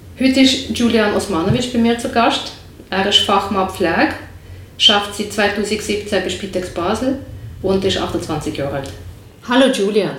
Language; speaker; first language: German; native; German